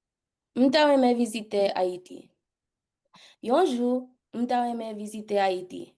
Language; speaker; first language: Haitian Creole; early bilingual, heritage; English